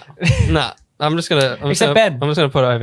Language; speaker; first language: English; native; English